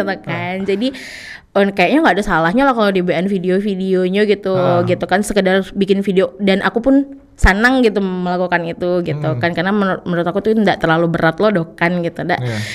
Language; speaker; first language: Indonesian; non-native, local second language; Minangkabau